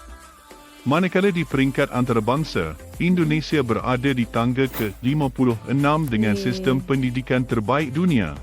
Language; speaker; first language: Malay; native; Malay